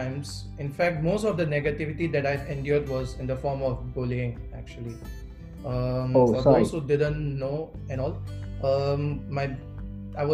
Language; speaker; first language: English; non-native, local second language; Telugu